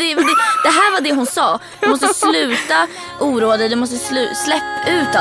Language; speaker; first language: Swedish; native; Swedish